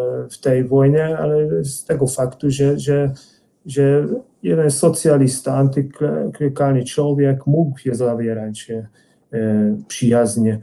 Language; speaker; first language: Polish; non-native, fluent; Hungarian